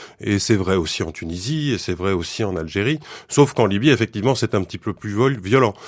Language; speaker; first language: French; native; French